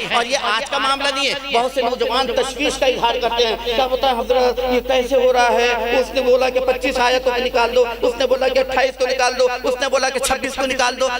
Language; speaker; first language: Urdu; native; Urdu